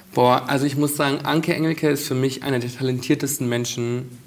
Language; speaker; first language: German; native; German